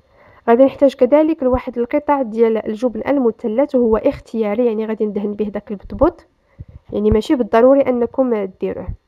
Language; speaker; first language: Arabic; native; Arabic